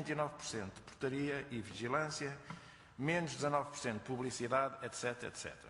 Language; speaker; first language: Portuguese; native; Portuguese